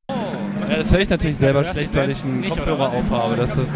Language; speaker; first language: German; native; German